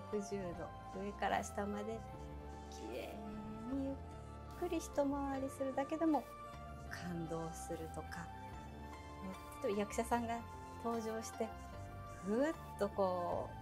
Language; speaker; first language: Japanese; native; Japanese